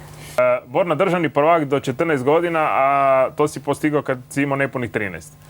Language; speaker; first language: Croatian; native; Croatian